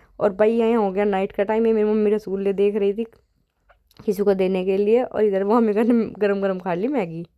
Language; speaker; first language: Hindi; native; Hindi